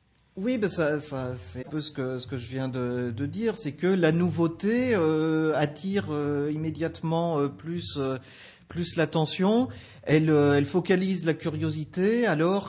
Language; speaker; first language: French; native; French